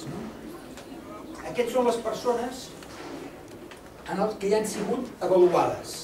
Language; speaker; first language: Catalan; native; Catalan